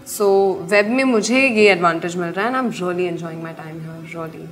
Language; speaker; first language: English; non-native, local second language; Hindi